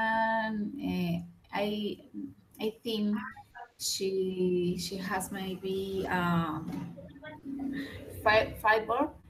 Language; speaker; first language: English; non-native, learner; Spanish